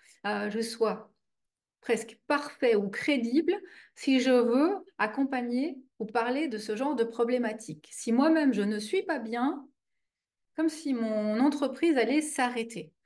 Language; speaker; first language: French; native; French